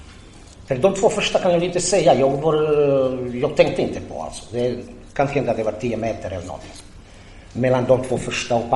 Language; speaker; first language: Swedish; non-native, fluent; Croatian